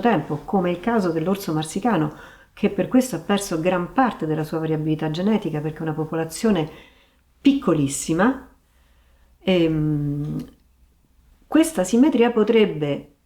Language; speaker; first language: Italian; native; Italian